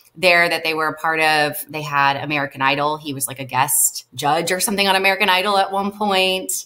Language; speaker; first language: English; native; English